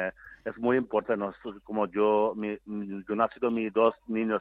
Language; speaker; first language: Spanish; non-native, learner; Bangla